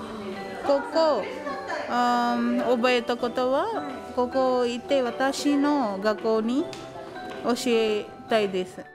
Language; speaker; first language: Japanese; non-native, learner; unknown